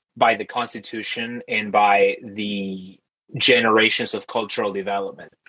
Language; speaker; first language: English; early bilingual, other home language; Spanish